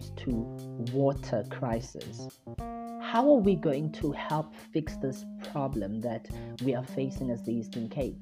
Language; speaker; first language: English; non-native, local second language; Xhosa